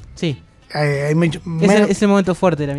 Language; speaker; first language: Spanish; native; Spanish